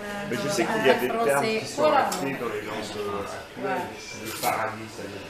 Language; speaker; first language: French; non-native, fluent; Italian